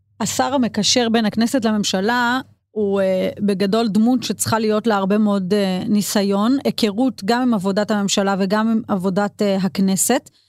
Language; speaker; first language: Hebrew; native; Hebrew